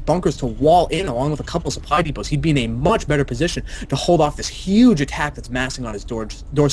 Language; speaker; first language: English; native; English